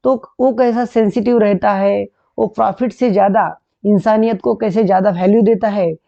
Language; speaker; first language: Hindi; non-native, local second language; Marathi